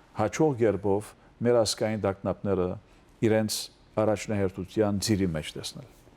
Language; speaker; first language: Armenian; early bilingual, heritage; Armenian